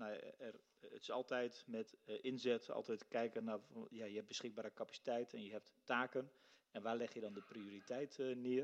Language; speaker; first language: Dutch; native; Dutch